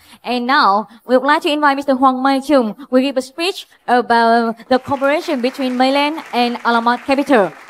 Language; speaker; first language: English; non-native, fluent; Vietnamese